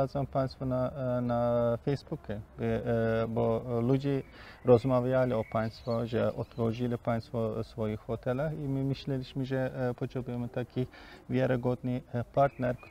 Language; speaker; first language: Polish; non-native, learner; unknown